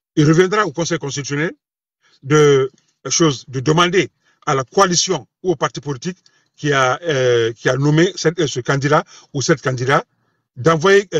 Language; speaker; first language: French; non-native, local second language; Bambara